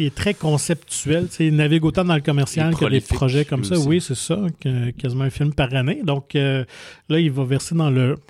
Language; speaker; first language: French; native; French